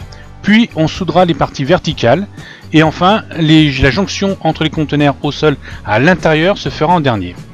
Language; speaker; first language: French; native; French